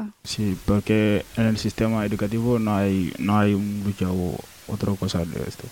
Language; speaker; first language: Spanish; non-native, learner; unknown